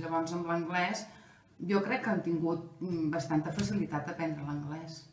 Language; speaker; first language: Catalan; non-native, fluent; German